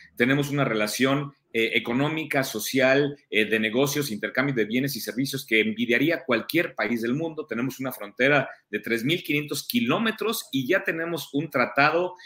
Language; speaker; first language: Spanish; early bilingual, heritage; German